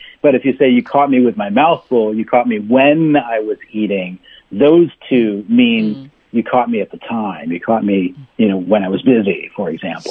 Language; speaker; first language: English; native; English